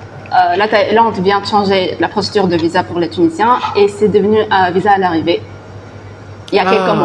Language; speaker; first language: French; non-native, local second language; Arabic